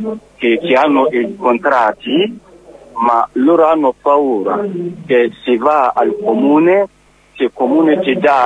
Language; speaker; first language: Italian; non-native, learner; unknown